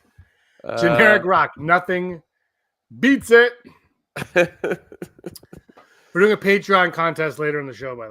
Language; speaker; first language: English; native; English